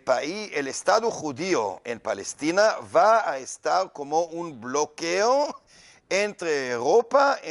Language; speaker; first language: Spanish; non-native, learner; Hebrew